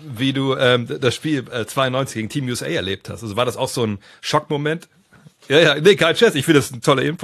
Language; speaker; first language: German; native; German